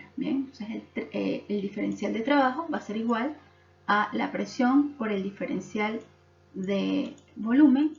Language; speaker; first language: Spanish; native; Spanish